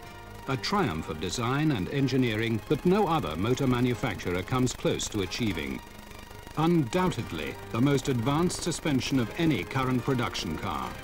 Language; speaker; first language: English; native; English